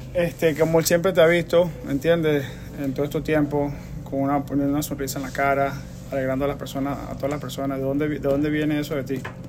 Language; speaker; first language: Spanish; native; Spanish